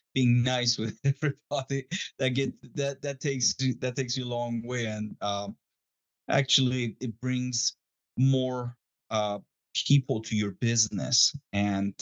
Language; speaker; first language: English; non-native, fluent; Persian